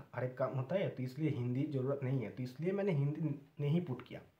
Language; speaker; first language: Hindi; non-native, local second language; Bangla